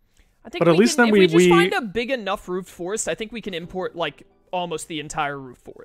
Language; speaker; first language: English; native; English